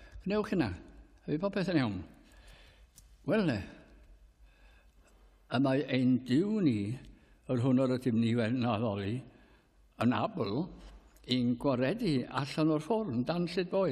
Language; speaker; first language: Welsh; native; Welsh